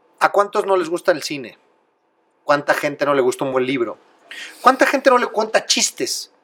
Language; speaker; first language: Spanish; native; Spanish